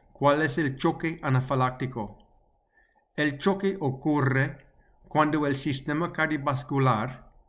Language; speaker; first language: Spanish; non-native, learner; English